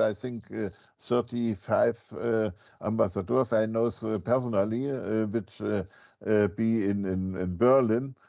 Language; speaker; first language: English; non-native, fluent; German